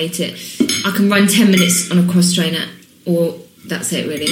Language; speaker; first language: English; native; English